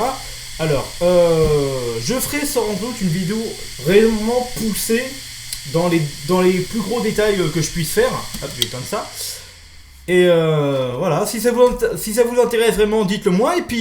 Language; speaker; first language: French; native; French